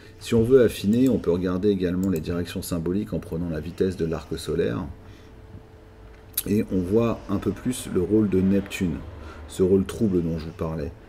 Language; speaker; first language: French; native; French